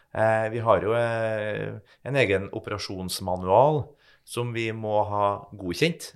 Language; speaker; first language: Norwegian; native; Norwegian